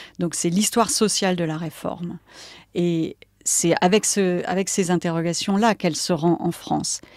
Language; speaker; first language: French; native; French